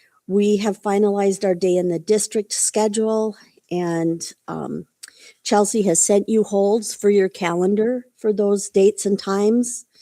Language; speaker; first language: English; native; English